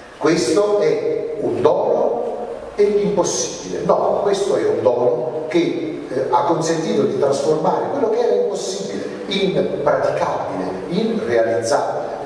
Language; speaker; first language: Italian; native; Italian